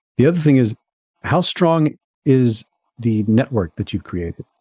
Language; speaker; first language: English; native; English